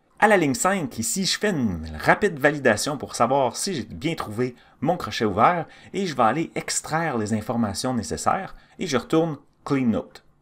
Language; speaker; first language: French; native; French